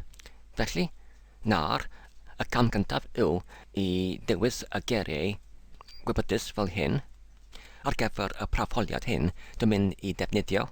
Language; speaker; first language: Welsh; non-native, fluent; English